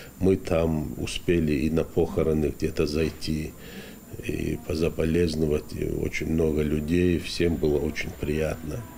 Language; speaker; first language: Russian; non-native, local second language; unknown